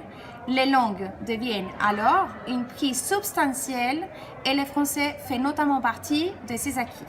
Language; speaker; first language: French; non-native, fluent; Spanish